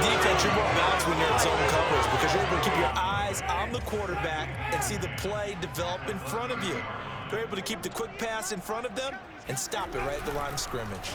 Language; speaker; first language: English; native; English